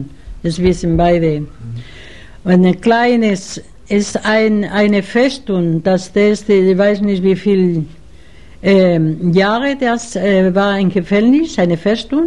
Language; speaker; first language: German; non-native, fluent; Spanish